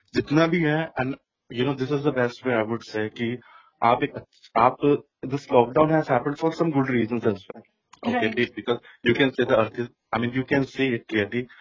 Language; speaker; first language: English; non-native, local second language; Hindi